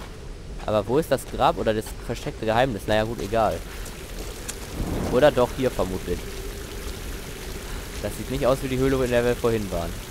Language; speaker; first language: German; native; German